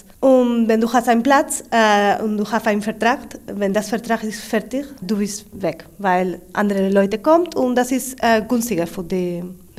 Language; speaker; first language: German; non-native, learner; Spanish